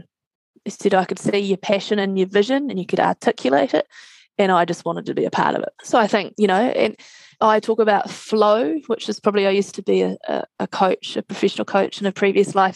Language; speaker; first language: English; native; English